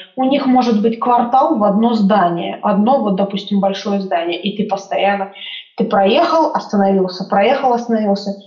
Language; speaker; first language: Russian; native; Russian